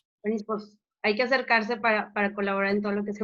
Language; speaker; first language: Spanish; native; Spanish